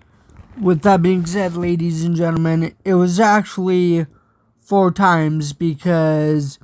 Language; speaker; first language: English; native; English